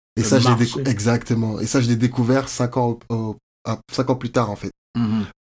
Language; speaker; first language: French; native; French